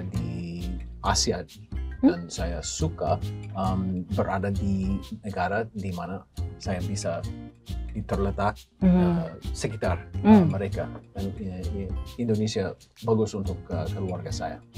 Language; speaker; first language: Indonesian; non-native, fluent; English